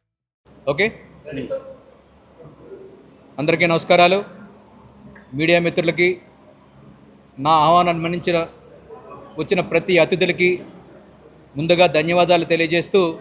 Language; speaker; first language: Telugu; native; Telugu